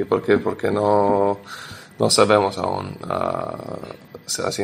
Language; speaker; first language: Spanish; non-native, learner; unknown